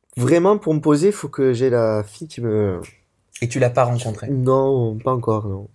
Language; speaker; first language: French; native; French